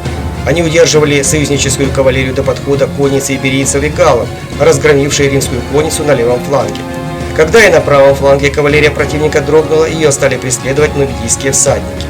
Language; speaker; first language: Russian; native; Russian